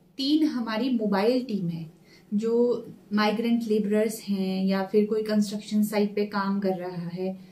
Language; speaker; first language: Hindi; native; Hindi